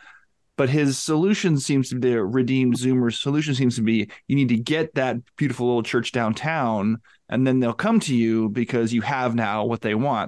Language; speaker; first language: English; native; English